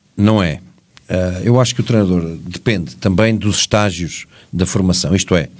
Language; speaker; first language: Portuguese; native; Portuguese